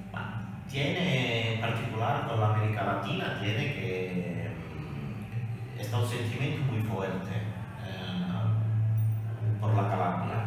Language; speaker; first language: Spanish; non-native, learner; Italian